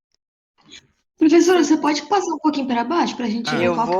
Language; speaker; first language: Portuguese; native; Portuguese